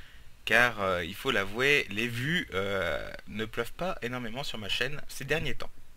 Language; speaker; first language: French; native; French